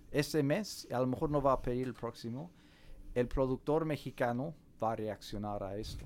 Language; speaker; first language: Spanish; non-native, fluent; English